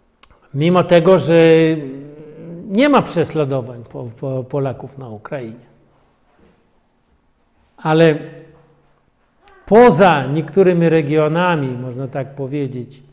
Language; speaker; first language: Polish; non-native, fluent; Russian